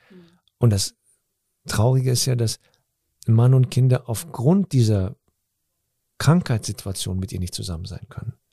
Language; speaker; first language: German; early bilingual, other home language; Turkish